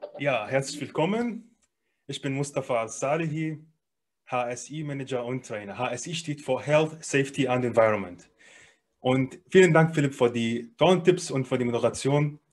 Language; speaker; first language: German; non-native, fluent; Arabic